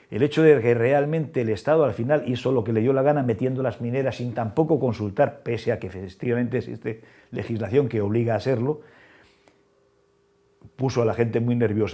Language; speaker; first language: Spanish; native; Spanish